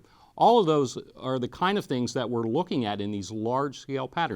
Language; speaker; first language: English; native; English